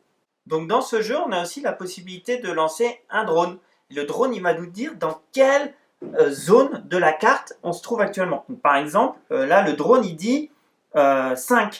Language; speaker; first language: French; native; French